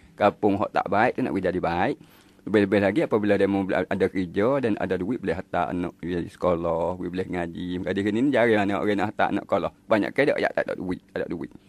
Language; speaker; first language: Malay; native; Malay